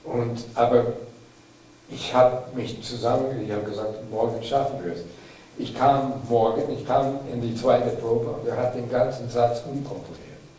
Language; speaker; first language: German; non-native, fluent; English